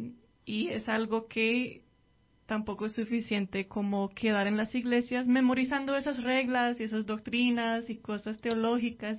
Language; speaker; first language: Spanish; non-native, fluent; English